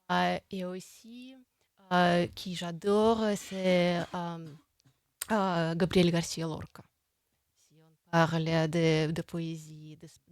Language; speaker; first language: French; non-native, fluent; Russian